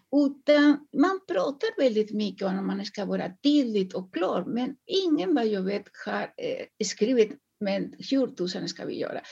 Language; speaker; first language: Swedish; non-native, fluent; Spanish